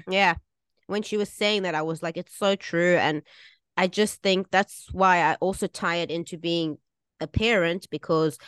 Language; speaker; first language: English; native; English